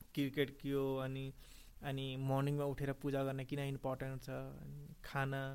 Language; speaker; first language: Nepali; early bilingual, heritage; Nepali